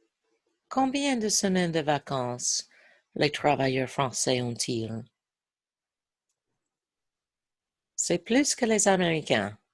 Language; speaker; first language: French; non-native, fluent; English